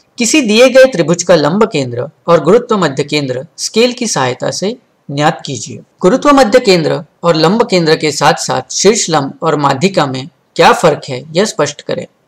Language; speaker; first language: Hindi; non-native, local second language; Marathi